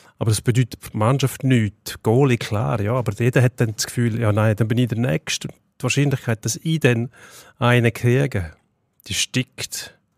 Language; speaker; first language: German; native; German